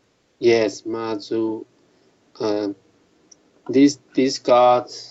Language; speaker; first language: English; non-native, learner; Chinese